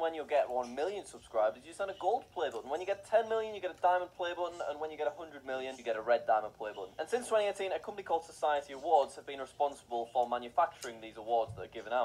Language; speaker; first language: English; native; English